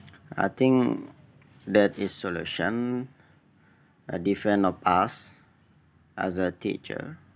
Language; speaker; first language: English; non-native, learner; Indonesian